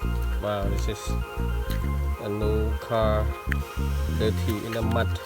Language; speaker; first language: English; non-native, learner; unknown